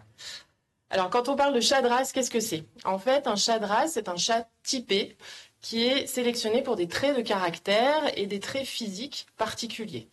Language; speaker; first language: French; native; French